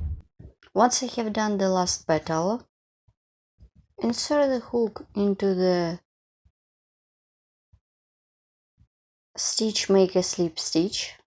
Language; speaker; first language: English; non-native, fluent; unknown